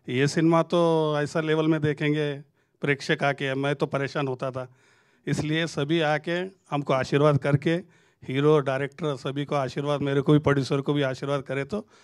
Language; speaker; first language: Hindi; non-native, local second language; Marathi